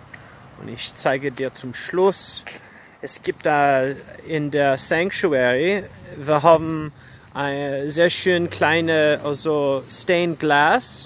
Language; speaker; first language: German; non-native, fluent; English